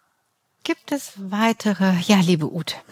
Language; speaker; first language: German; native; German